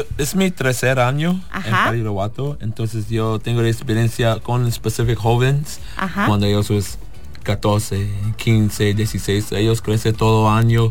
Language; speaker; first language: Spanish; non-native, learner; English